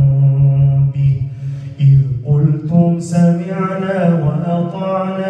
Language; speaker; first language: Arabic; native; Arabic